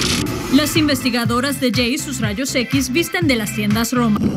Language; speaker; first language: Spanish; native; Spanish